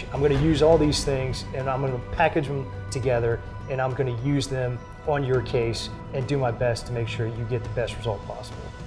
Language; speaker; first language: English; native; English